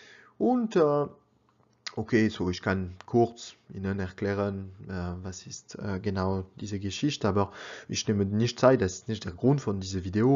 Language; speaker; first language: German; non-native, learner; French